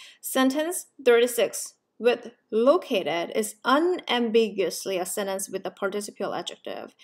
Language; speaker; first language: English; non-native, fluent; Korean